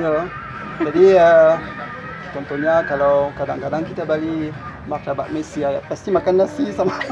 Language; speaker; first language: Indonesian; non-native, learner; French